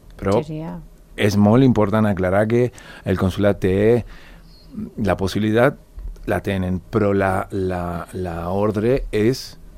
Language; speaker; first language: Catalan; non-native, fluent; Spanish